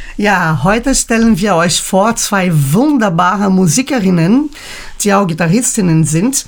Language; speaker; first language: German; native; German